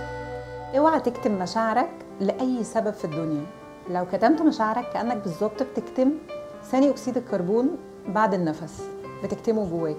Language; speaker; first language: Arabic; native; Arabic